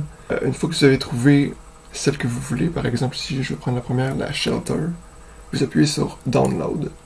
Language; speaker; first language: French; native; French